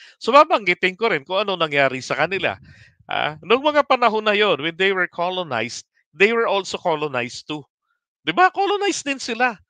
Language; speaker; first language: Filipino; native; Filipino